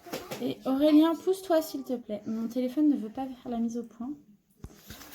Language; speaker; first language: French; native; French